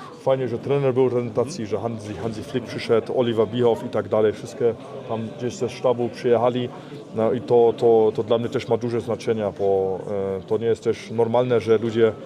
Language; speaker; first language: Polish; early bilingual, heritage; Polish